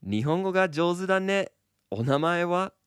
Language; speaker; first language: Japanese; non-native, fluent; English